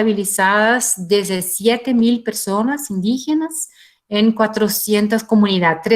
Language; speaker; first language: Spanish; non-native, fluent; Portuguese